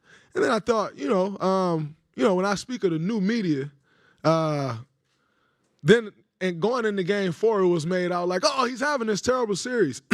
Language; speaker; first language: English; native; English